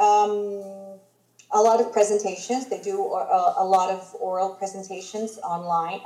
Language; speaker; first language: English; non-native, fluent; Greek